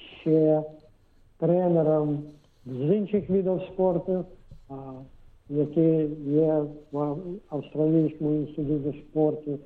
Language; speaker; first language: Ukrainian; non-native, local second language; Russian